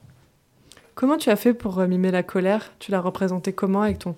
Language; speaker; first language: French; native; French